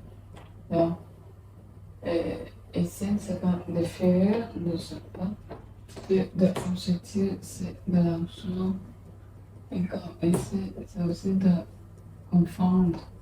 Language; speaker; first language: French; non-native, learner; English